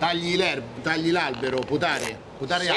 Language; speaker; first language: Italian; native; Italian